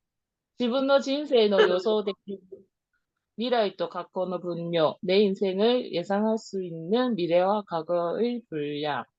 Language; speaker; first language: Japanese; non-native, learner; Korean